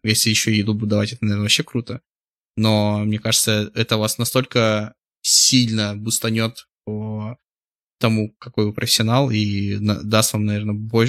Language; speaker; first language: Russian; native; Russian